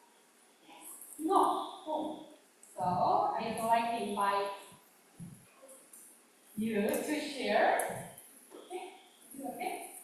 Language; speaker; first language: English; non-native, learner; Korean